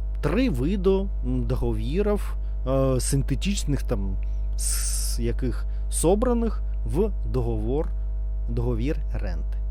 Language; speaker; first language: Ukrainian; non-native, learner; Russian